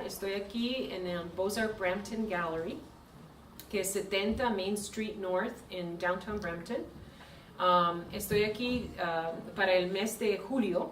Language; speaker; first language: Spanish; non-native, fluent; English